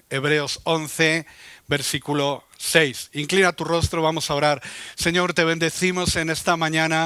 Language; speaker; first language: Spanish; native; Spanish